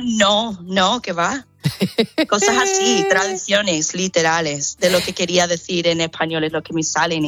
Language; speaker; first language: Spanish; non-native, fluent; English